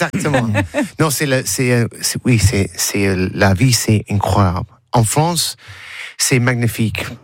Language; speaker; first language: French; non-native, learner; English